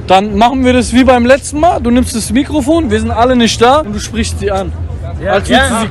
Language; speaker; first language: German; native; German